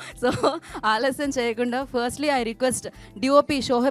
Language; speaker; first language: Telugu; native; Telugu